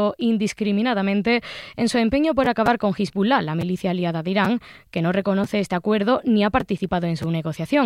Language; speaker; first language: Spanish; native; Spanish